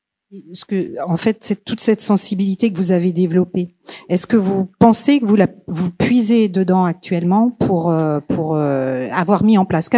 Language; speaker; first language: French; native; French